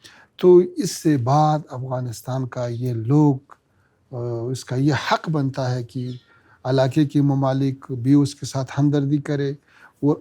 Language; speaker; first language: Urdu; non-native, learner; Pashto